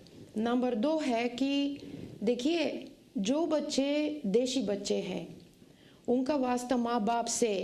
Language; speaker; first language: Hindi; non-native, fluent; Bulgarian